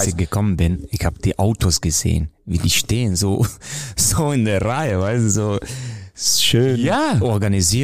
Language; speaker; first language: German; non-native, fluent; Romanian